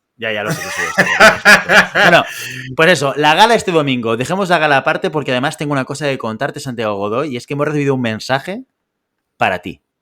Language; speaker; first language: Spanish; native; Spanish